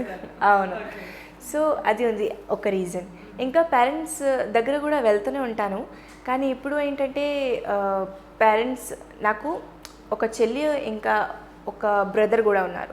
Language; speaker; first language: Telugu; non-native, fluent; Hindi